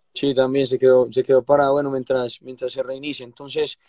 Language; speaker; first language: Spanish; native; Spanish